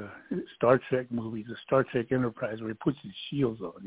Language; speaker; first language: English; early bilingual, other home language; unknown